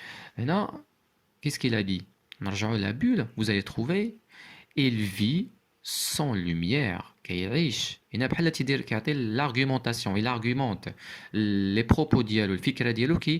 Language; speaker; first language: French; non-native, local second language; Arabic